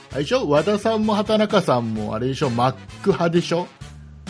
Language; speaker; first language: Japanese; native; Japanese